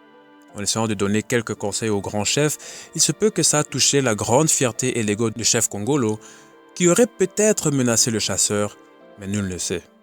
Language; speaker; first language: French; native; French